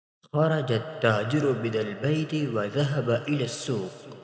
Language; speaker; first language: Arabic; non-native, fluent; Urdu